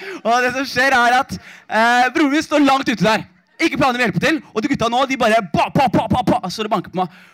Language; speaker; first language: Norwegian; early bilingual, other home language; Somali